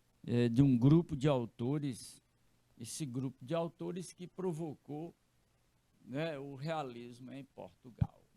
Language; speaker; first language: Portuguese; native; Portuguese